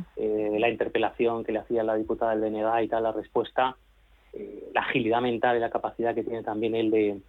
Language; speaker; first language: Spanish; native; Spanish